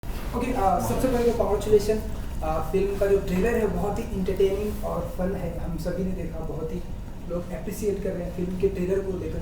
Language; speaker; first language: Hindi; native; Hindi